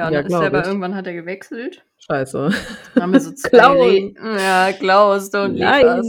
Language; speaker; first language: German; native; German